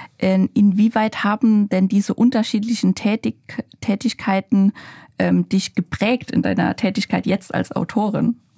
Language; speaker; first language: German; native; German